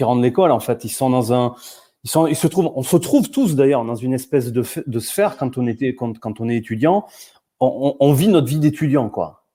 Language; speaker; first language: French; native; French